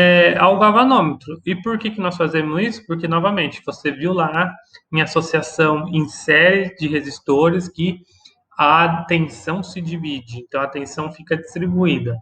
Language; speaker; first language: Portuguese; native; Portuguese